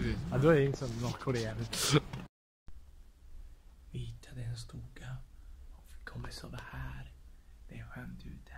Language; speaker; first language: Swedish; non-native, fluent; Italian